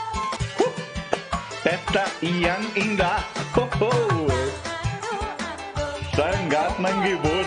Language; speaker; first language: Indonesian; non-native, learner; Portuguese